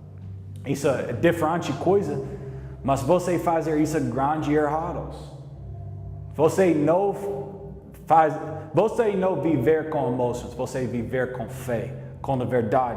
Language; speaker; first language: Portuguese; non-native, learner; English